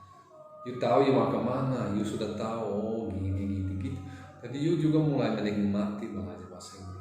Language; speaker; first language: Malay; non-native, fluent; English